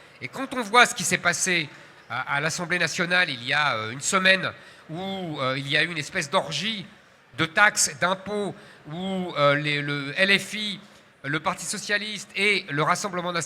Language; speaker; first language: French; native; French